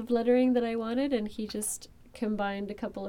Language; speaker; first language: English; native; English